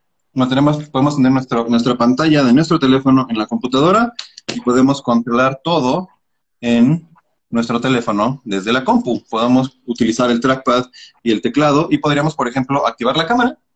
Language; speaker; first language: Spanish; native; Spanish